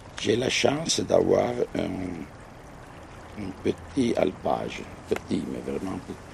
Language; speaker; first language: French; non-native, fluent; Italian